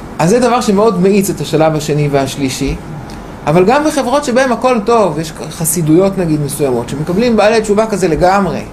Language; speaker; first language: Hebrew; native; Hebrew